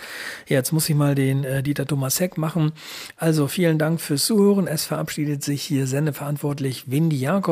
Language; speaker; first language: German; native; German